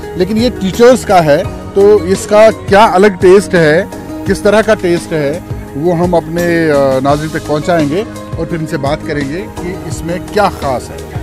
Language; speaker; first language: Hindi; non-native, local second language; Kashmiri